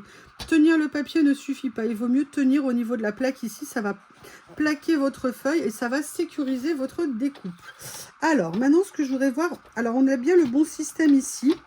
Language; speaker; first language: French; native; French